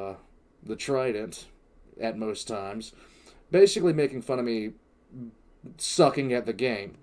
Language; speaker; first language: English; native; English